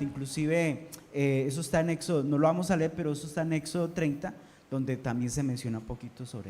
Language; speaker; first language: Spanish; native; Spanish